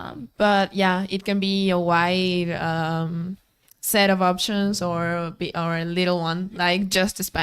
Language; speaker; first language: English; non-native, learner; Spanish